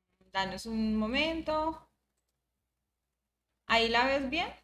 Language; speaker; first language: Spanish; native; Spanish